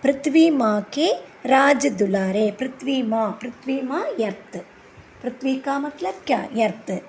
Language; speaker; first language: Hindi; non-native, local second language; Tamil